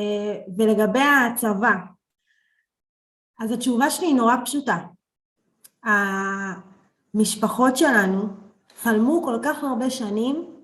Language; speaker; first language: Hebrew; early bilingual, other home language; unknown